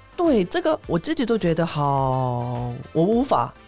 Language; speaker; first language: Chinese; non-native, fluent; Korean